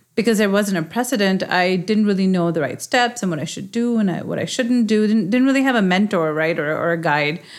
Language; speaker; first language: English; non-native, local second language; Urdu